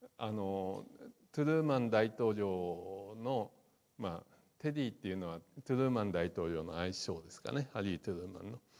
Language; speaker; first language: Japanese; native; Japanese